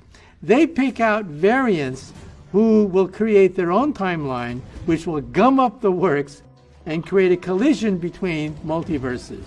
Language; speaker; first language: English; native; English